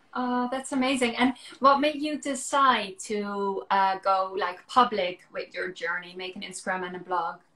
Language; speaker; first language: English; non-native, fluent; Dutch